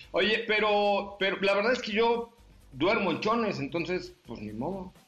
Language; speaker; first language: Spanish; native; Spanish